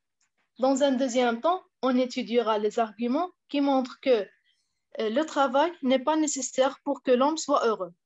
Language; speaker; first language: French; non-native, fluent; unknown